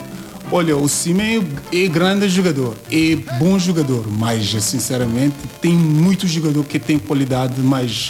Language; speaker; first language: Portuguese; non-native, learner; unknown